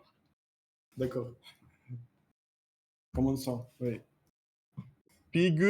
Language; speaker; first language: French; non-native, learner; Russian